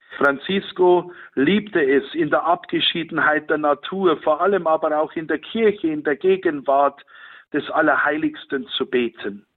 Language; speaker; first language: German; native; German